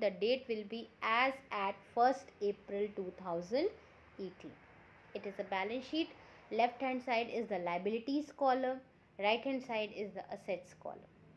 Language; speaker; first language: English; non-native, local second language; Hindi